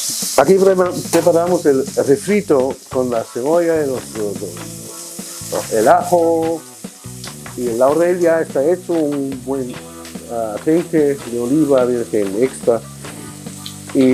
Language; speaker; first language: Spanish; non-native, fluent; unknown